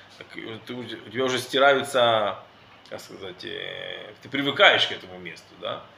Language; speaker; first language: Russian; early bilingual, heritage; Russian